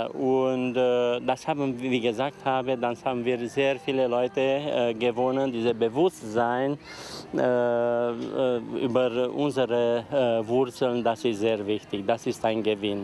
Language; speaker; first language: German; non-native, local second language; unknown